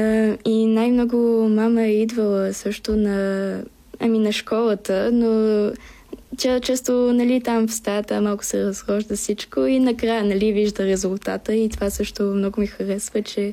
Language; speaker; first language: Bulgarian; early bilingual, heritage; Bulgarian